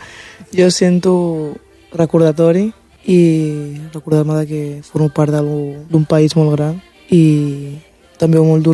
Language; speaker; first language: Catalan; early bilingual, other home language; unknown